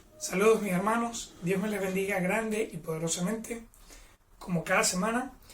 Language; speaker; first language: Spanish; native; Spanish